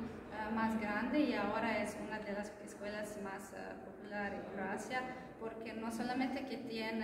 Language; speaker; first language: Spanish; non-native, fluent; Croatian